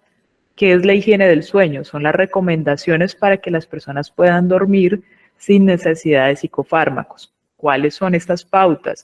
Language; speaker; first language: Spanish; native; Spanish